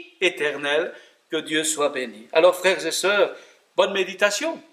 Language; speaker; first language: French; native; French